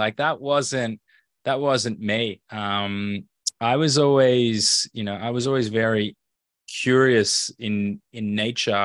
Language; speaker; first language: English; native; English